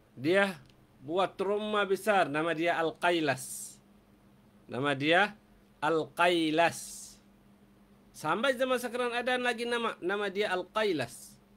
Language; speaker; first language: Malay; non-native, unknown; Arabic